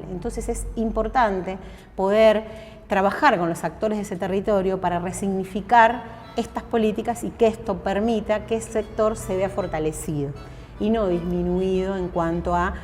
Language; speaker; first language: Spanish; native; Spanish